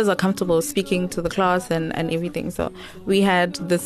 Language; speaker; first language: English; non-native, local second language; Xhosa